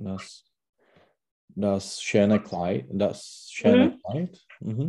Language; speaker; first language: German; non-native, learner; Czech